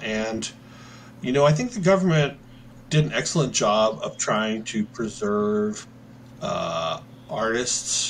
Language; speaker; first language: English; native; English